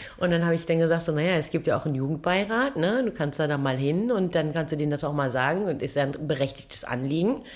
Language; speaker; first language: German; early bilingual, other home language; Turkish